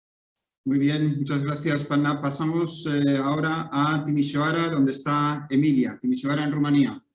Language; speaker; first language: Spanish; native; Spanish